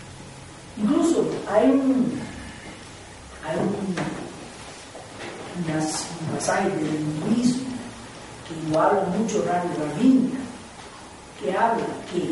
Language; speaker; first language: Spanish; non-native, fluent; Portuguese